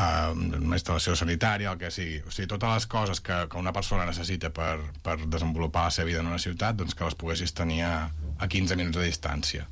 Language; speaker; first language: Catalan; native; Catalan